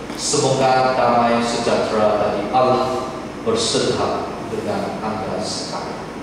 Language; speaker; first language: Malay; non-native, local second language; Chinese